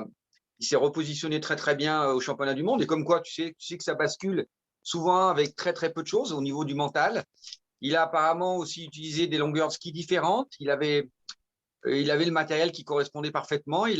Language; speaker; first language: French; native; French